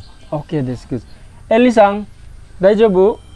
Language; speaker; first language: Japanese; non-native, fluent; Indonesian